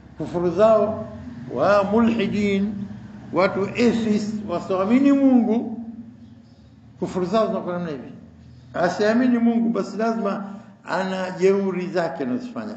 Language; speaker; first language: Swahili; native; Swahili